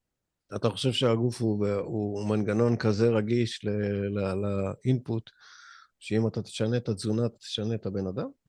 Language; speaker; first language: Hebrew; native; Hebrew